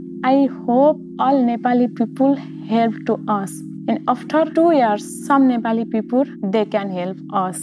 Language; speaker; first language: English; non-native, learner; Nepali